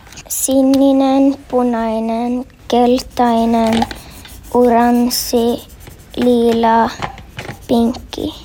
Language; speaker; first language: Finnish; non-native, learner; Swedish